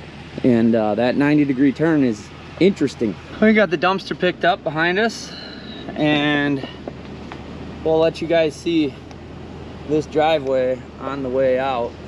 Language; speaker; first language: English; native; English